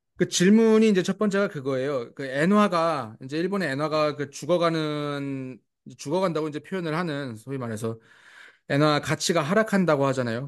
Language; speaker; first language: Korean; native; Korean